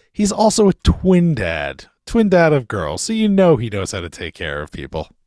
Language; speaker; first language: English; native; English